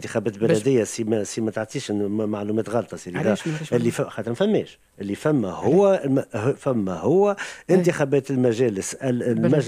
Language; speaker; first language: Arabic; native; Arabic